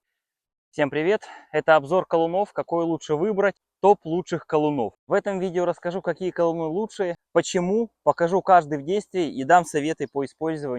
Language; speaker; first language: Russian; native; Russian